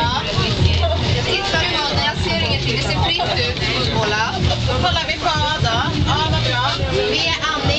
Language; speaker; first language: Swedish; native; Swedish